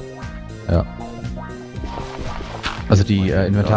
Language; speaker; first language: German; native; German